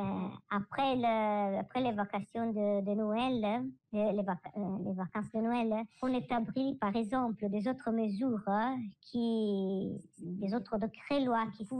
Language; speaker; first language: French; non-native, learner; Italian